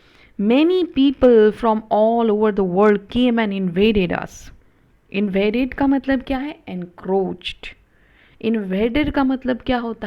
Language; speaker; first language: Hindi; non-native, local second language; Marathi